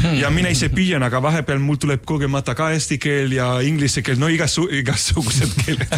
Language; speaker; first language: Estonian; non-native, fluent; Spanish